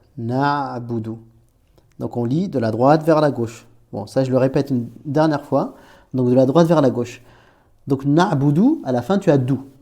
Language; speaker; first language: French; native; French